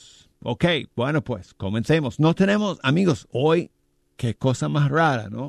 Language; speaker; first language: Spanish; native; Spanish